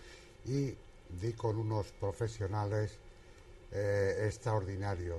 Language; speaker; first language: Spanish; native; Spanish